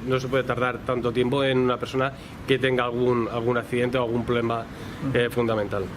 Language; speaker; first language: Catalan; native; Catalan